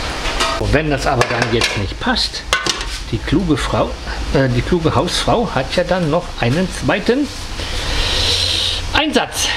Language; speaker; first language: German; native; German